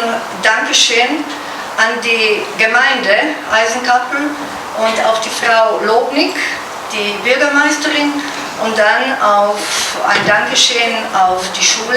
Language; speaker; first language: German; non-native, fluent; Slovenian